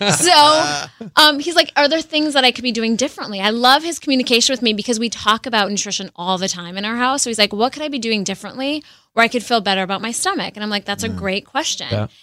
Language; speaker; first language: English; native; English